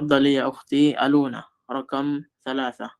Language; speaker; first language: Arabic; non-native, fluent; Filipino